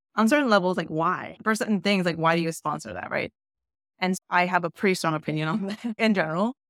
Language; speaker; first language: English; native; English